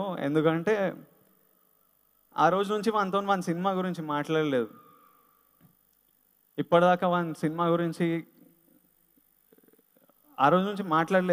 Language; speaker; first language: Telugu; native; Telugu